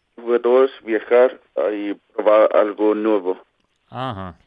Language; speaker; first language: Spanish; non-native, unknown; Kalaallisut